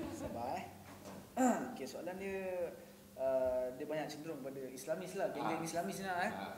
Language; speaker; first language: Malay; native; Malay